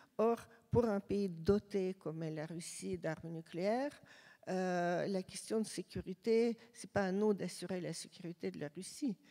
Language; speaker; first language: French; non-native, fluent; Russian